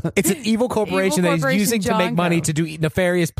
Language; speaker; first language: English; native; English